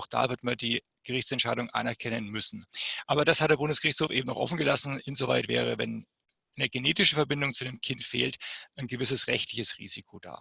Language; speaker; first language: German; native; German